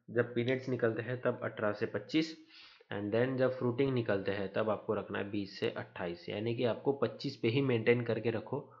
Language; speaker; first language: Hindi; non-native, local second language; Marathi